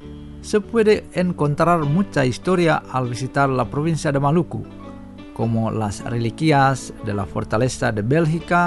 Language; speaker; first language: Spanish; non-native, fluent; Indonesian